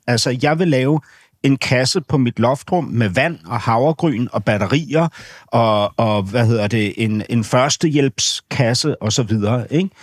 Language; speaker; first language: Danish; native; Danish